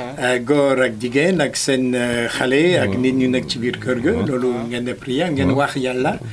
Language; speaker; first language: Wolof; non-native, fluent; French